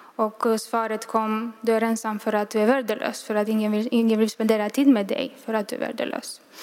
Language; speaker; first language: Swedish; non-native, fluent; Romanian